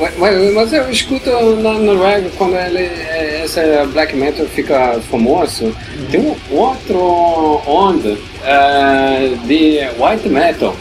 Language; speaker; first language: Portuguese; non-native, learner; Norwegian